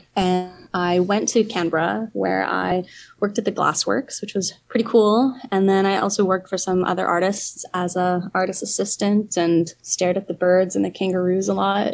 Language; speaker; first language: English; native; English